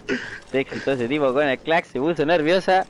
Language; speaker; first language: Spanish; native; Spanish